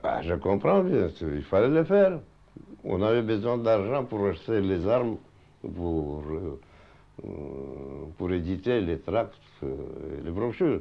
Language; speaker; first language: French; non-native, fluent; Russian